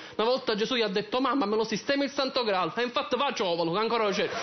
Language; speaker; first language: Italian; native; Italian